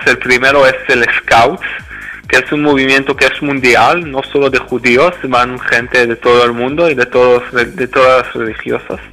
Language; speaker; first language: Spanish; non-native, fluent; Hebrew